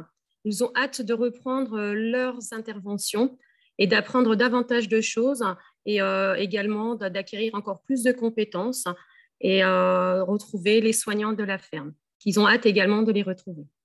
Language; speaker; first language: French; native; French